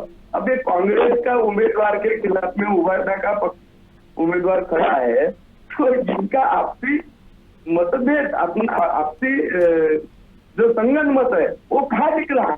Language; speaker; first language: Hindi; non-native, local second language; Marathi